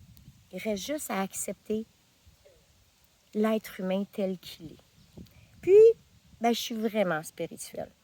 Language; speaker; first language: French; native; French